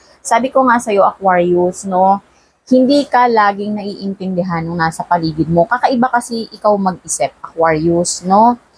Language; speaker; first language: Filipino; non-native, local second language; Cebuano